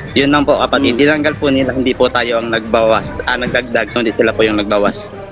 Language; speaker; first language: Filipino; non-native, local second language; Hiligaynon